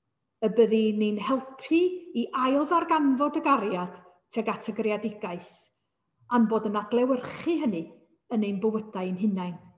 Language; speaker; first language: Welsh; native; Welsh